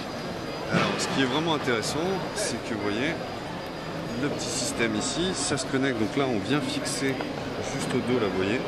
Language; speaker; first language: French; native; French